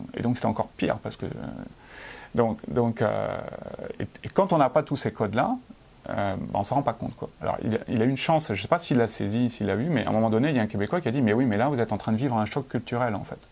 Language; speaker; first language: French; native; French